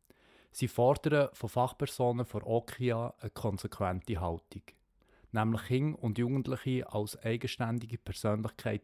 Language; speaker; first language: German; native; German